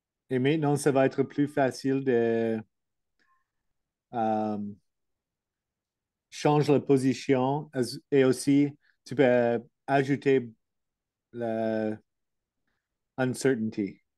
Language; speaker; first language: French; non-native, learner; English